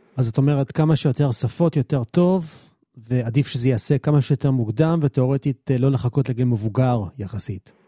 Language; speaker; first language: Hebrew; native; Hebrew